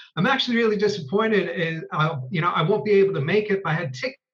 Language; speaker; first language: English; native; English